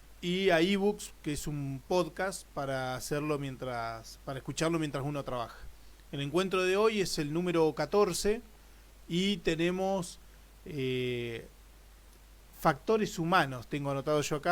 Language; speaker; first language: Spanish; native; Spanish